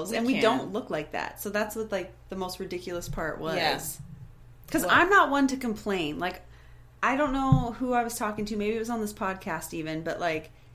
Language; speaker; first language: English; native; English